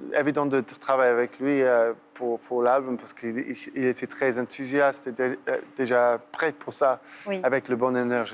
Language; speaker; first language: French; non-native, fluent; English